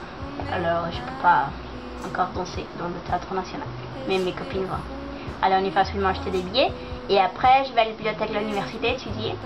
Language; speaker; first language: French; non-native, learner; Portuguese